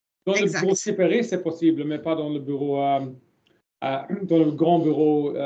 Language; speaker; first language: French; non-native, learner; German